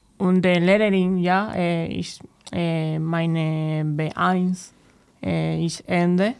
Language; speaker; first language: German; non-native, learner; Spanish